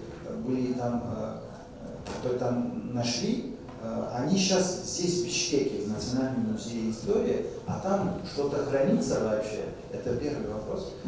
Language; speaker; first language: Russian; non-native, fluent; French